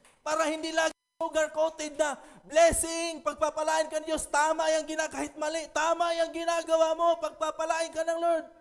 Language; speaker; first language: Filipino; non-native, local second language; Cebuano